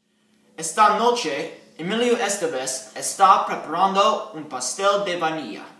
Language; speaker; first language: Spanish; non-native, learner; English